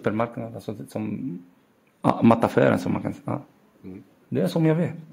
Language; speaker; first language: Swedish; non-native, learner; Arabic